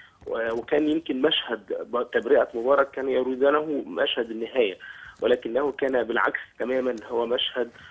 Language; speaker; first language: Arabic; native; Arabic